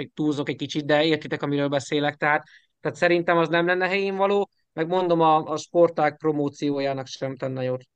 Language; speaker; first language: Hungarian; native; Hungarian